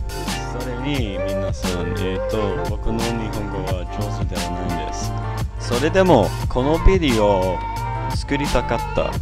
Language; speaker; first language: Japanese; non-native, learner; English